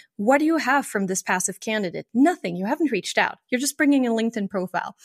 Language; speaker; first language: English; non-native, fluent; French